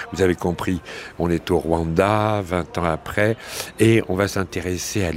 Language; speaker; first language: French; native; French